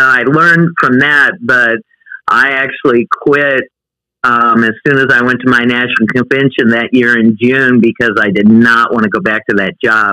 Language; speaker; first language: English; native; English